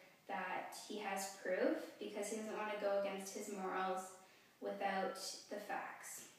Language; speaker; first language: English; native; English